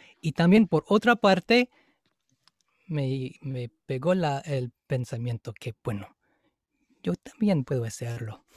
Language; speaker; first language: Spanish; non-native, fluent; English